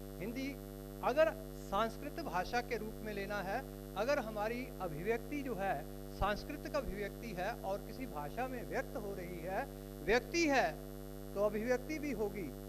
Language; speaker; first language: Hindi; non-native, local second language; Punjabi